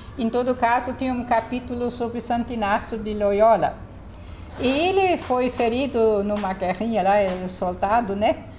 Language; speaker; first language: Portuguese; non-native, fluent; German